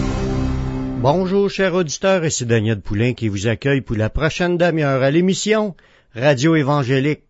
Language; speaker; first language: French; native; French